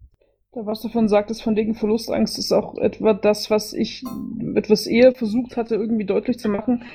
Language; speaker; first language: German; native; German